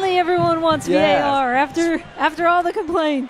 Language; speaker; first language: English; native; English